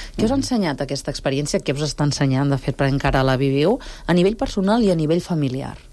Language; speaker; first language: Catalan; native; Catalan